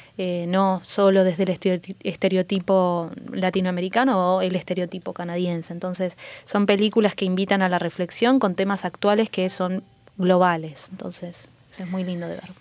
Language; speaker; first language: Spanish; native; Spanish